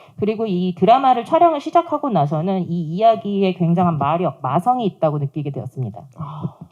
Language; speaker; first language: Korean; native; Korean